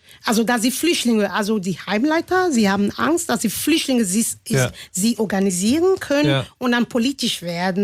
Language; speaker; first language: German; non-native, fluent; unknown